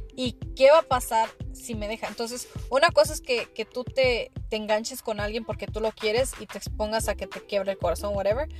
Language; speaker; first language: Spanish; early bilingual, heritage; Spanish